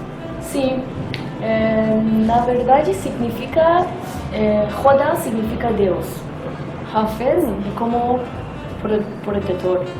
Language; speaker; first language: Portuguese; non-native, fluent; Persian